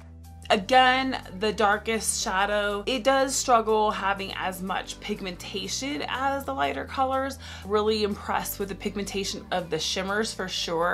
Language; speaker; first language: English; native; English